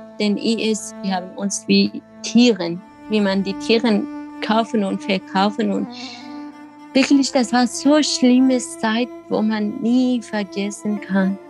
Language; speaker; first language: German; non-native, learner; Kurdish